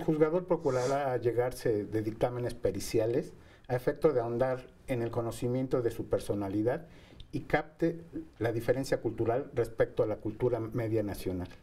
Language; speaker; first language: Spanish; native; Spanish